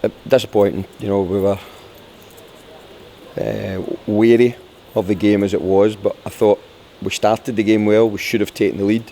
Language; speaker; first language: English; native; English